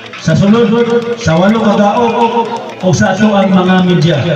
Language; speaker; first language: Cebuano; non-native, local second language; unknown